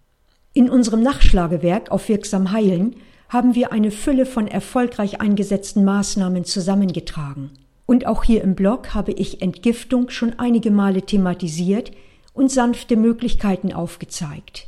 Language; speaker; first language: German; native; German